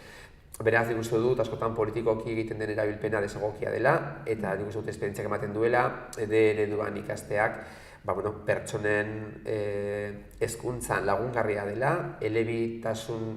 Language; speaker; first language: Basque; native; Basque